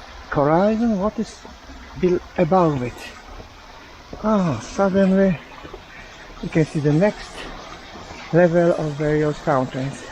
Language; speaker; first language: English; non-native, fluent; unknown